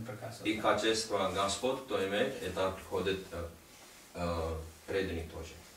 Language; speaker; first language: Russian; non-native, learner; Hindi